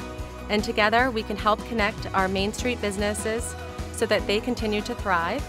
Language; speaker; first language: English; native; English